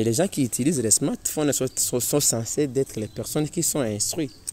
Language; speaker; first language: French; non-native, learner; Rundi